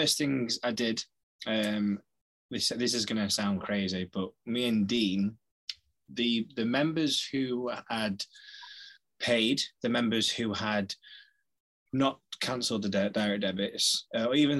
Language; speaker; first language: English; native; English